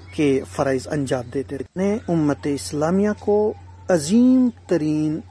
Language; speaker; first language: Urdu; native; Urdu